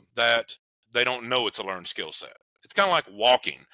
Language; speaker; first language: English; native; English